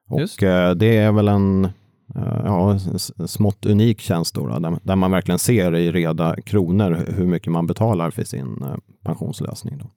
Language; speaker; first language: Swedish; native; Swedish